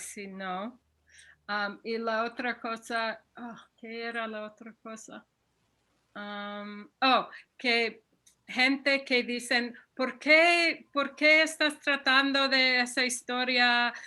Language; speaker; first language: Spanish; non-native, fluent; English